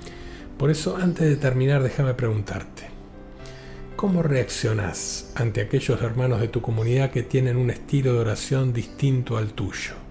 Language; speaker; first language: Spanish; native; Spanish